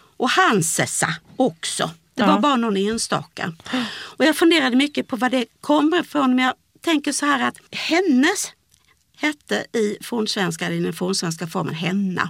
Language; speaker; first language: Swedish; native; Swedish